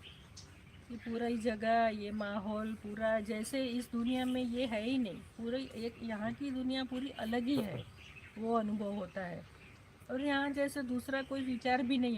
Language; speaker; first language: Hindi; native; Hindi